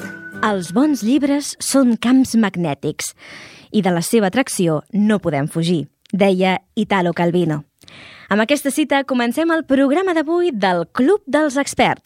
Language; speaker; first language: Catalan; native; Catalan